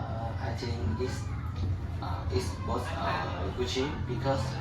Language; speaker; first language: English; non-native, learner; Vietnamese